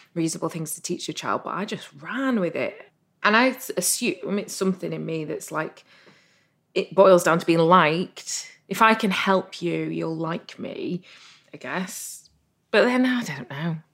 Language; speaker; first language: English; native; English